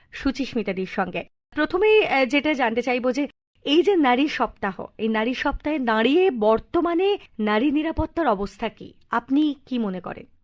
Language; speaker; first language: Bangla; native; Bangla